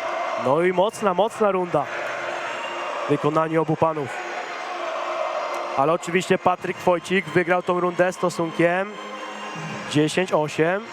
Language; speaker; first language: Polish; native; Polish